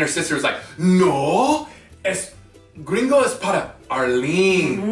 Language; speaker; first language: Spanish; non-native, learner; English